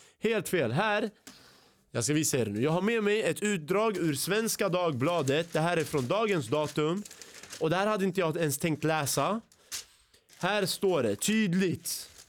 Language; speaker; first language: Swedish; early bilingual, other home language; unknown